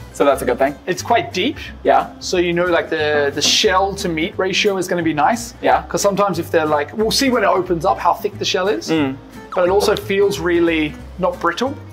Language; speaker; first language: English; native; English